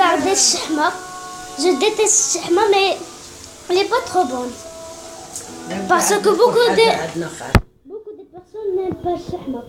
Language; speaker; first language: French; non-native, learner; Arabic